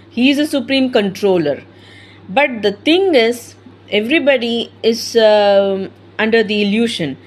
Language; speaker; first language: English; non-native, local second language; Telugu